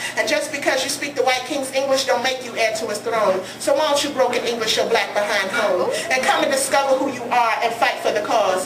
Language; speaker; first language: English; native; English